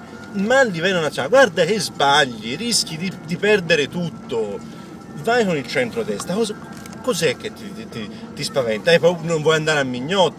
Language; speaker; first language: Italian; native; Italian